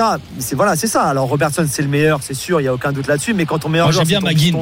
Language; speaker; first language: French; non-native, fluent; English